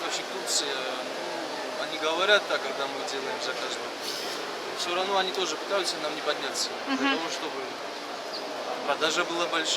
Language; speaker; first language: Russian; non-native, fluent; Georgian